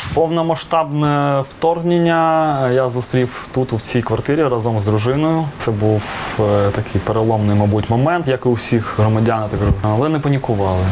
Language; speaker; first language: Ukrainian; non-native, local second language; Russian